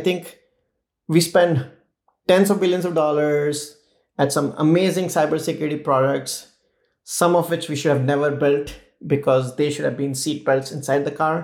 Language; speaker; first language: English; non-native, local second language; Hindi